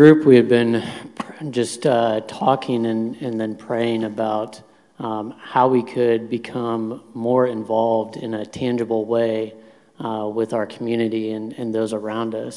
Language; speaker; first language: English; native; English